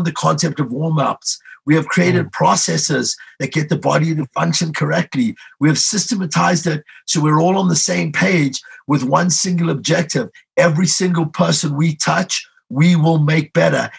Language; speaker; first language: English; native; English